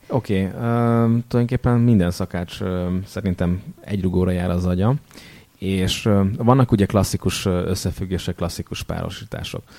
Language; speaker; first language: Hungarian; native; Hungarian